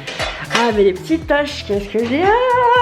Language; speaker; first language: French; native; French